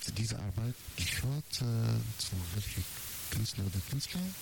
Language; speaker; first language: German; non-native, learner; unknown